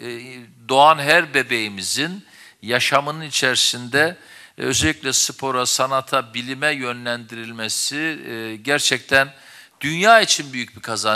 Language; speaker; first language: Turkish; native; Turkish